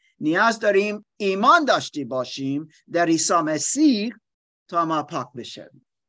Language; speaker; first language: Persian; non-native, learner; German